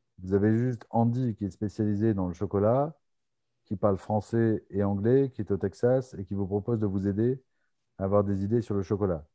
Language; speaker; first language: French; native; French